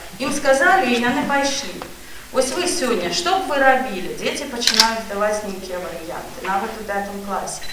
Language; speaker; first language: Belarusian; non-native, local second language; Russian